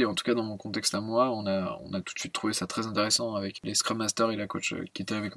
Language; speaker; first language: French; native; French